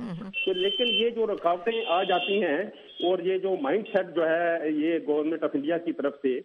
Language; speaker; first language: Urdu; native; Urdu